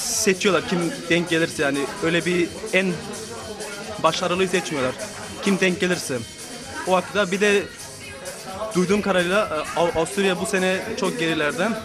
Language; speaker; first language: Turkish; early bilingual, heritage; Turkish